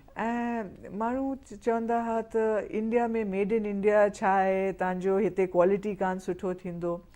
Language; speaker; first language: Sindhi; early bilingual, heritage; Sindhi